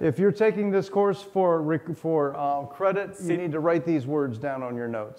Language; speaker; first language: English; native; English